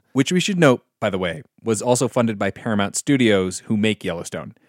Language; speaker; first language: English; native; English